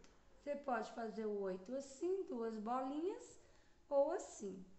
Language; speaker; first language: Portuguese; native; Portuguese